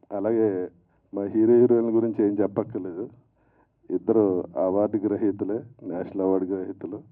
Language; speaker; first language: Telugu; native; Telugu